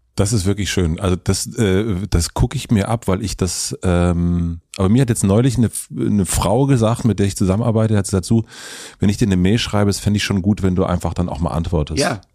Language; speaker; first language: German; native; German